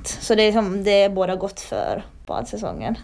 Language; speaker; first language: Swedish; native; Swedish